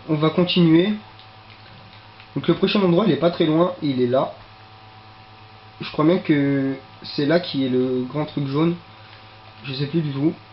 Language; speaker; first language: French; native; French